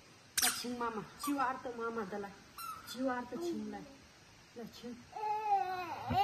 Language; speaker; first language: Chinese; non-native, learner; Nepali